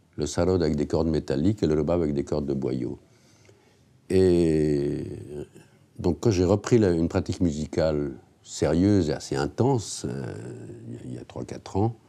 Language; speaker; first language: French; native; French